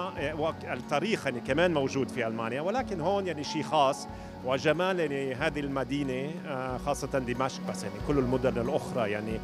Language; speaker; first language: Arabic; non-native, fluent; German